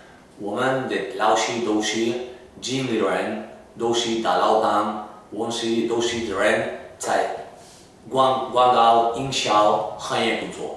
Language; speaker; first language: Chinese; non-native, fluent; Spanish